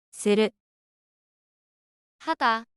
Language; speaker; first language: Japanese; non-native, fluent; Korean